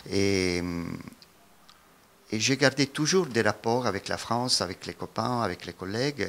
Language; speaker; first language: French; non-native, fluent; Italian